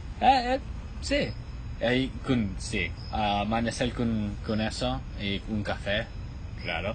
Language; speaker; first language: Spanish; non-native, fluent; English